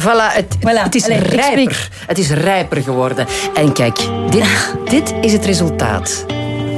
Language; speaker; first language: Dutch; native; Dutch